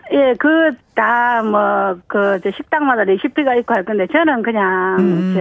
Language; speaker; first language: Korean; native; Korean